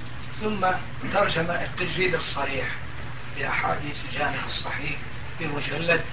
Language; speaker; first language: Arabic; non-native, fluent; Turkish